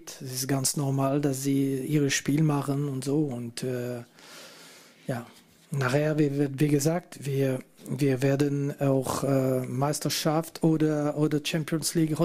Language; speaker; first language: German; non-native, fluent; French